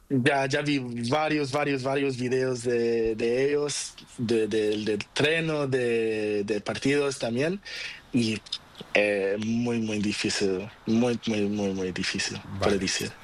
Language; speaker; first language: Spanish; non-native, learner; Portuguese